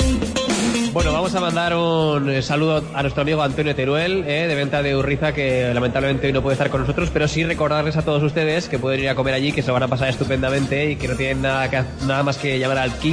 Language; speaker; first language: Spanish; native; Spanish